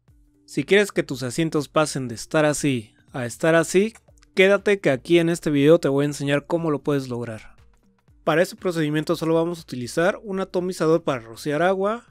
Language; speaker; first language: Spanish; native; Spanish